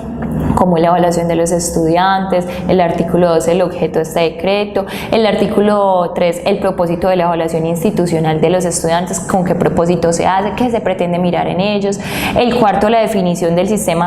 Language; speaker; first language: Spanish; native; Spanish